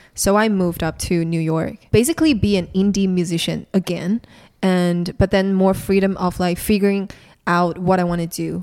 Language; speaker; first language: English; non-native, local second language; Chinese